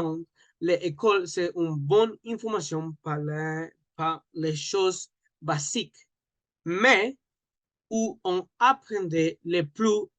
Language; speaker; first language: French; non-native, learner; Spanish